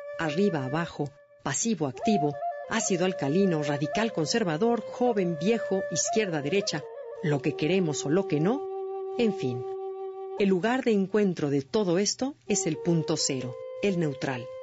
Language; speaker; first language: Spanish; native; Spanish